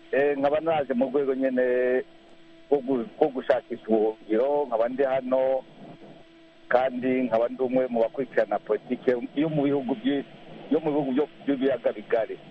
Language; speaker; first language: Rundi; native; Rundi